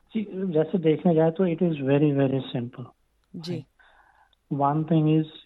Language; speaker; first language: Hindi; non-native, local second language; Gujarati